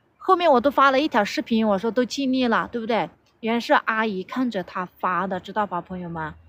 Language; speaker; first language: Chinese; non-native, local second language; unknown